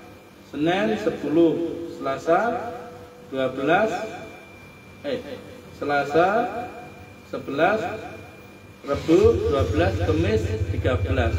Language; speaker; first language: Indonesian; native; Indonesian